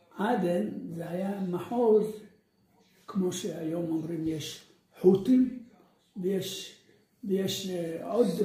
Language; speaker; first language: Hebrew; early bilingual, other home language; Arabic